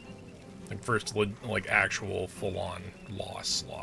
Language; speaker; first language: English; native; English